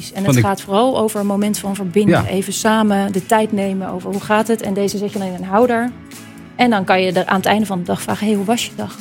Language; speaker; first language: Dutch; native; Dutch